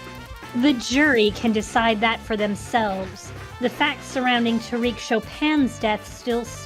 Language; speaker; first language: English; native; English